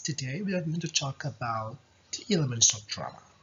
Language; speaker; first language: English; non-native, fluent; Indonesian